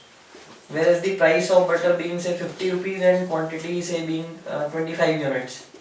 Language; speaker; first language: English; non-native, local second language; Hindi